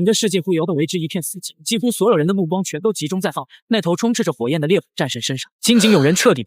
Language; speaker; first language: Chinese; native; Chinese